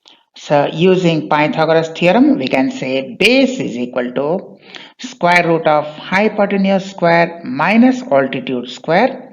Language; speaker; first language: English; non-native, local second language; Bangla